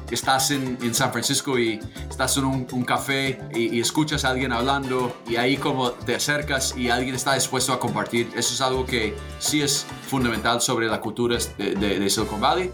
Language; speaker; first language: Spanish; non-native, fluent; English